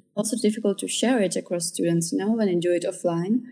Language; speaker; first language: English; early bilingual, other home language; Czech